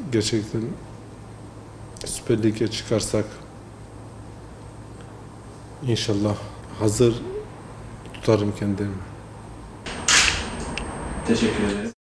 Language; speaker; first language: Turkish; early bilingual, heritage; French